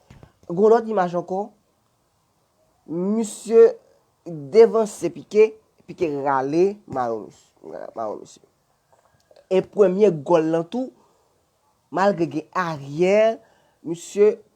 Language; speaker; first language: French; non-native, learner; Haitian Creole